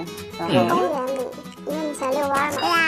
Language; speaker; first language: Chinese; native; Chinese